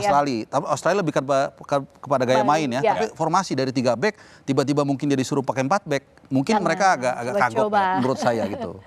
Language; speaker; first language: Indonesian; native; Indonesian